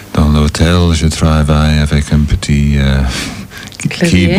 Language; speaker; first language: French; non-native, learner; English